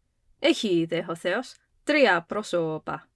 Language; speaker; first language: Greek; non-native, fluent; English